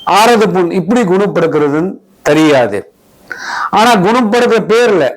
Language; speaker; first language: Tamil; non-native, local second language; Hindi